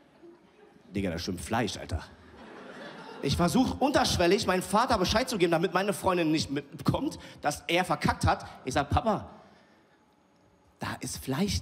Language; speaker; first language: German; early bilingual, other home language; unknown